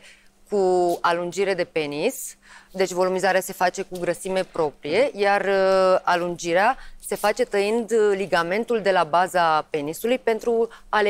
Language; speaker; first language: Romanian; native; Romanian